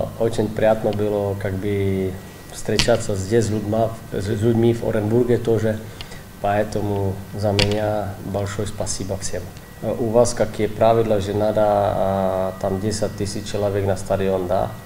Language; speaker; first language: Russian; non-native, learner; Czech